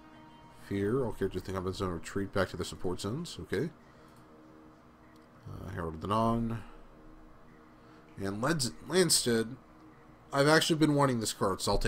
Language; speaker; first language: English; native; English